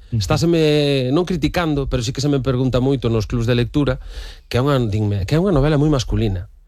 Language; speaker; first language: Galician; native; Galician